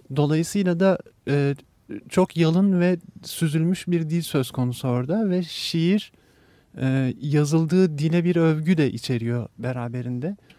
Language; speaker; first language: Turkish; native; Turkish